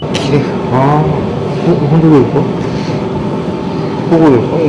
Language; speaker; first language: Japanese; non-native, learner; Korean